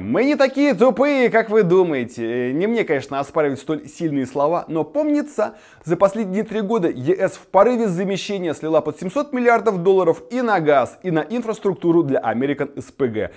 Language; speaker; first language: Russian; native; Russian